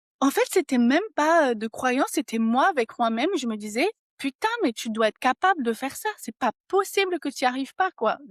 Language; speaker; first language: French; non-native, fluent; Portuguese